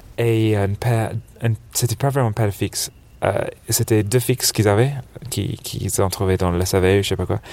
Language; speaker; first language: French; non-native, fluent; English